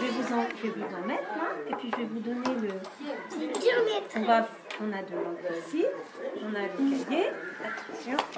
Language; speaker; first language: French; native; French